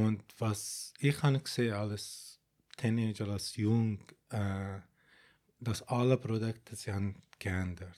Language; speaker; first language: German; non-native, fluent; Arabic